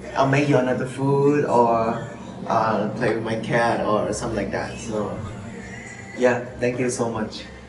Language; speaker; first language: English; non-native, fluent; Thai